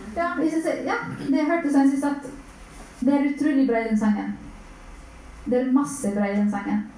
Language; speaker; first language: Norwegian; non-native, fluent; Spanish